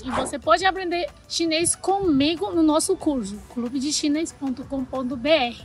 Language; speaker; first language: Portuguese; non-native, fluent; Chinese